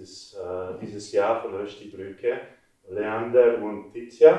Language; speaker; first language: German; non-native, local second language; French